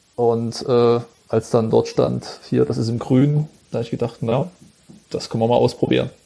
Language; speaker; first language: German; native; German